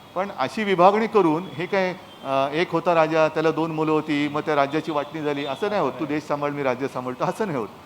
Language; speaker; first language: Marathi; native; Marathi